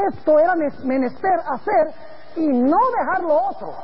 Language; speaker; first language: Spanish; early bilingual, other home language; English